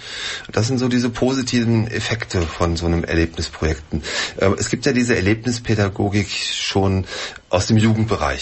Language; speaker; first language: German; native; German